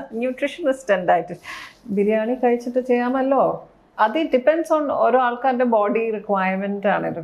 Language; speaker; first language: Malayalam; early bilingual, heritage; Malayalam